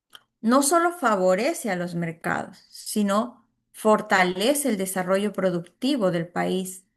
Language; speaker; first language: Spanish; native; Spanish